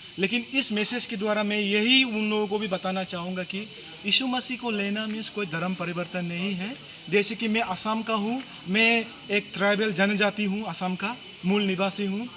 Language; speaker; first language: Hindi; non-native, local second language; Mising